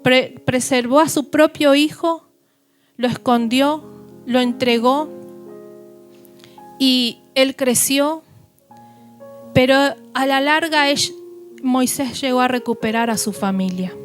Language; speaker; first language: Spanish; native; Spanish